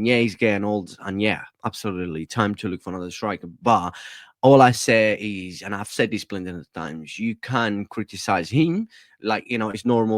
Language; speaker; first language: English; non-native, fluent; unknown